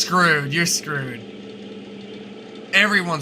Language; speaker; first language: English; native; English